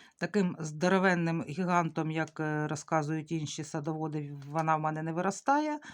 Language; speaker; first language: Ukrainian; native; Ukrainian